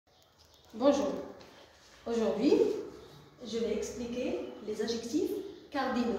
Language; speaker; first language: French; non-native, local second language; Arabic